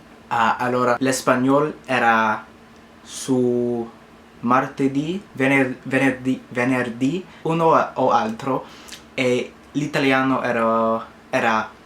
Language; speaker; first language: Italian; non-native, learner; English